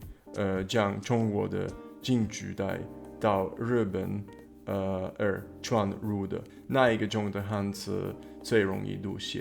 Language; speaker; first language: Chinese; non-native, fluent; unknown